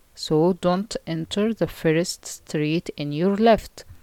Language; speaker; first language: English; non-native, fluent; Arabic